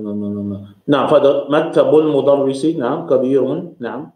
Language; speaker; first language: Arabic; non-native, fluent; English